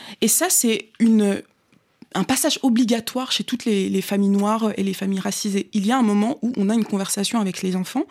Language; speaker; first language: French; early bilingual, other home language; Lingala